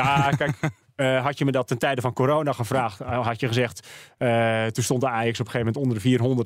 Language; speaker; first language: Dutch; native; Dutch